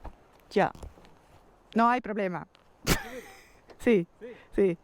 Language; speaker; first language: Spanish; non-native, learner; Dutch